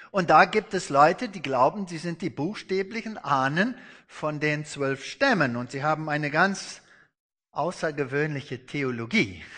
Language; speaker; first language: German; non-native, fluent; Afrikaans